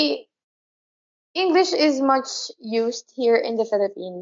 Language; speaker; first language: English; non-native, local second language; Filipino